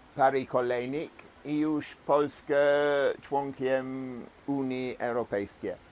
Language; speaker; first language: Polish; non-native, fluent; English